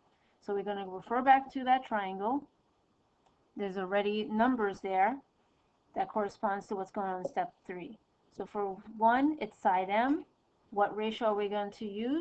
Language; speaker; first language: English; native; English